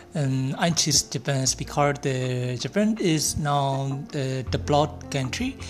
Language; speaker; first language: English; non-native, learner; Burmese